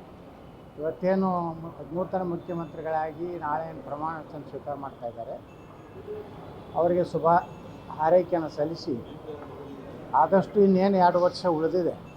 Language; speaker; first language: Kannada; native; Kannada